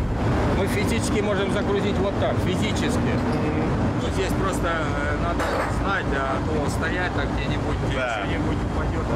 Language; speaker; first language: Russian; native; Russian